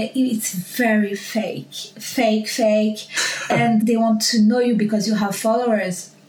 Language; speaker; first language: English; non-native, learner; French